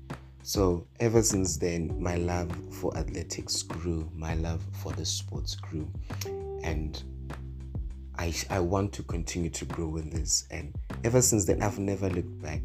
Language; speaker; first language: English; non-native, local second language; Northern Sotho